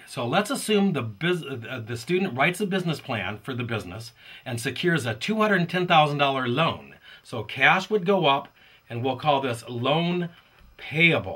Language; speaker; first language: English; native; English